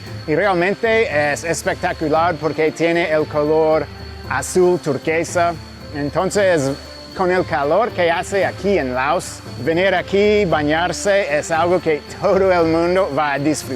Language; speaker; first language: Spanish; non-native, fluent; English